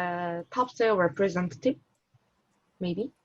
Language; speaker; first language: English; non-native, learner; Korean